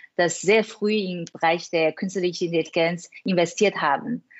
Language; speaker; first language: German; non-native, fluent; Chinese